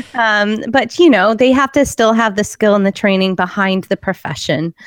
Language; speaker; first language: English; native; English